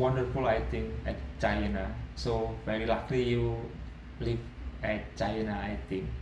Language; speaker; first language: English; non-native, learner; Indonesian